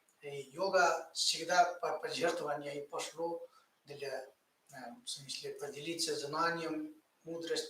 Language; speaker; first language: Russian; non-native, fluent; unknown